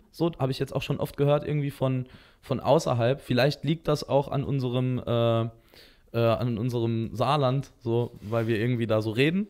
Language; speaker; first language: German; native; German